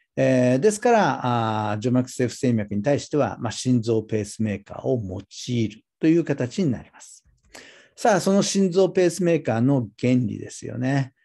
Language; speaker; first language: Japanese; native; Japanese